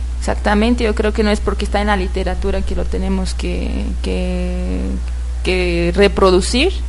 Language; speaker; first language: Spanish; non-native, fluent; Portuguese